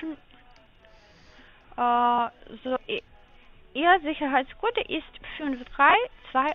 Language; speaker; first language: German; non-native, learner; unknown